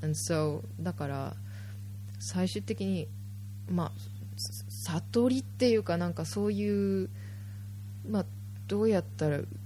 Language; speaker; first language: Japanese; native; Japanese